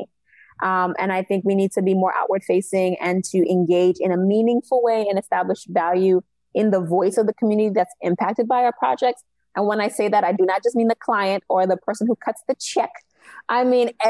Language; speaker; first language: English; native; English